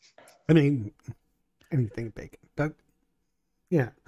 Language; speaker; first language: English; native; English